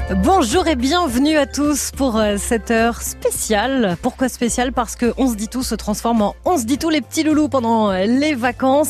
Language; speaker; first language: French; native; French